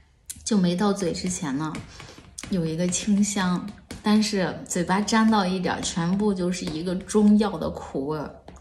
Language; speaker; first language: Chinese; native; Chinese